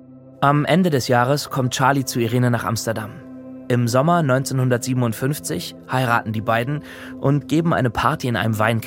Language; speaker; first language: German; native; German